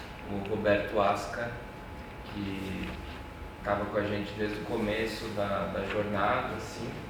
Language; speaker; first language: Portuguese; native; Portuguese